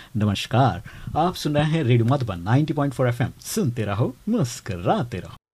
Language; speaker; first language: Hindi; native; Hindi